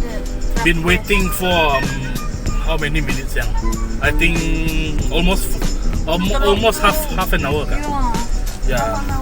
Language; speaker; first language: English; non-native, local second language; Malay